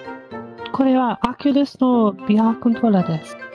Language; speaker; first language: Japanese; non-native, learner; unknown